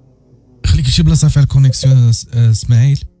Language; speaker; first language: Arabic; native; Arabic